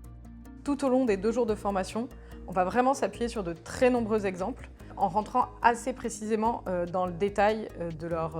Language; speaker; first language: French; native; French